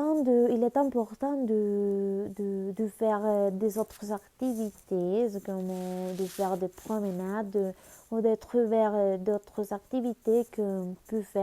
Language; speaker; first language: French; non-native, learner; Spanish